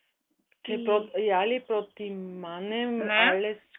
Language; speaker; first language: Greek; non-native, learner; German